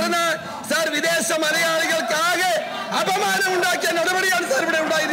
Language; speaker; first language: Malayalam; native; Malayalam